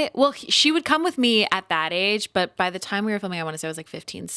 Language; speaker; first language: English; native; English